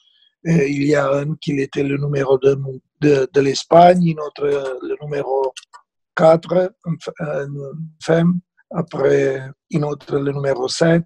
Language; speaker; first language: French; non-native, fluent; Spanish